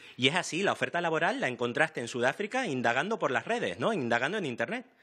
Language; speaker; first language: Spanish; native; Spanish